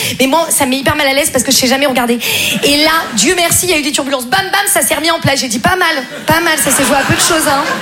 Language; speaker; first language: French; native; French